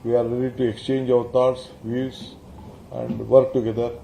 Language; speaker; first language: English; non-native, local second language; Kannada